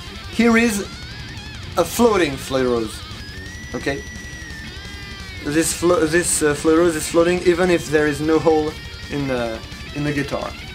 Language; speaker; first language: English; non-native, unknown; French